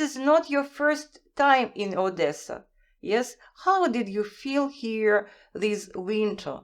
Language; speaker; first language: English; non-native, fluent; Russian